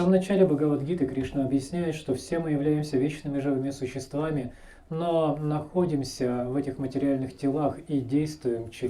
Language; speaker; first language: Russian; native; Russian